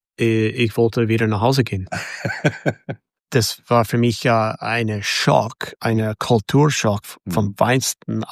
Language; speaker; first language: German; non-native, fluent; English